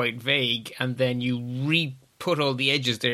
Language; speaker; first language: English; native; English